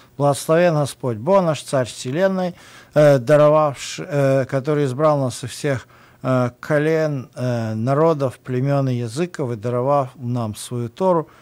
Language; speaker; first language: Russian; native; Russian